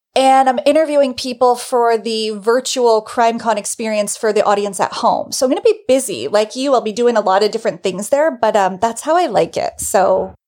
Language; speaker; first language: English; native; English